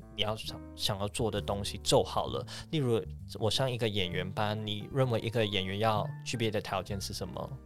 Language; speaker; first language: Chinese; non-native, fluent; Cantonese